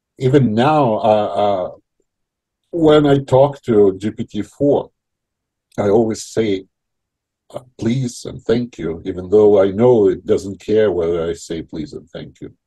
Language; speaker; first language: English; non-native, fluent; Russian